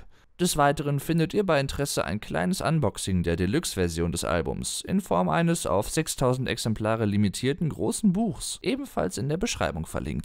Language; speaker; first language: German; native; German